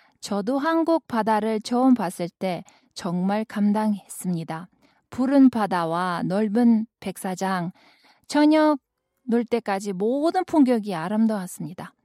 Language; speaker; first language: Korean; non-native, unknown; Kyrgyz